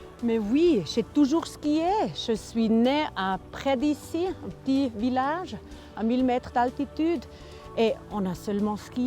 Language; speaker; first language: French; non-native, local second language; German